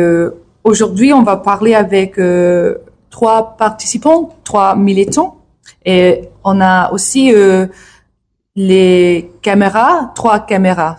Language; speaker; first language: French; non-native, learner; English